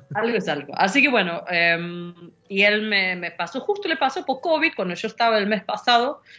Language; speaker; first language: Spanish; non-native, fluent; English